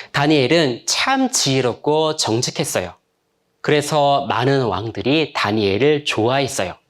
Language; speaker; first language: Korean; native; Korean